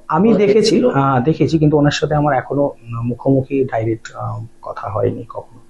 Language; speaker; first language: Bangla; native; Bangla